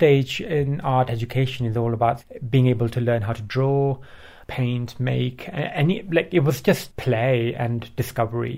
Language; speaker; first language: English; early bilingual, other home language; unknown